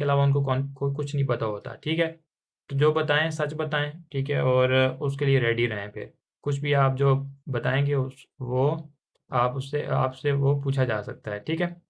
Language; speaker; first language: Urdu; non-native, local second language; Punjabi